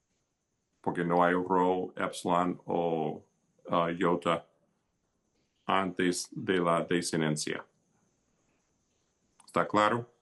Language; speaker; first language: Spanish; non-native, fluent; English